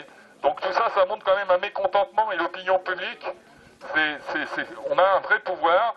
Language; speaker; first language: French; native; French